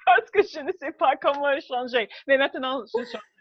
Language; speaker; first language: French; non-native, learner; English